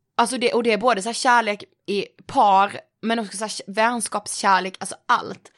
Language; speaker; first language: Swedish; native; Swedish